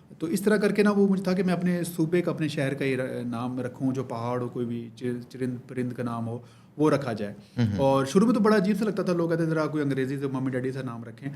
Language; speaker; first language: Urdu; non-native, local second language; Baluchi